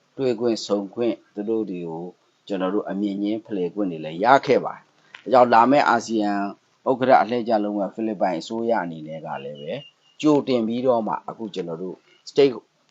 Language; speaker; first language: Burmese; non-native, local second language; Pa'o Karen